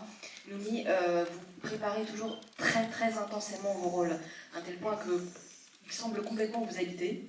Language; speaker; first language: French; native; French